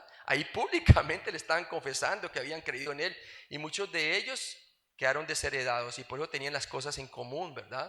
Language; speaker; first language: Spanish; native; Spanish